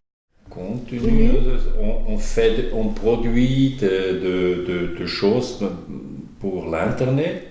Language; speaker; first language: French; non-native, learner; German